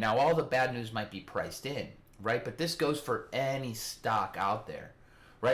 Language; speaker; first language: English; native; English